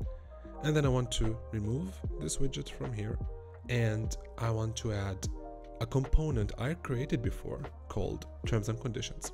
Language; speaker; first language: English; non-native, fluent; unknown